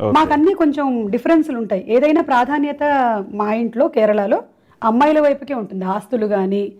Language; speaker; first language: Telugu; non-native, local second language; Malayalam